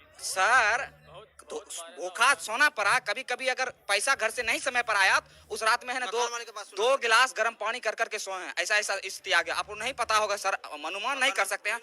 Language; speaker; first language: Hindi; native; Hindi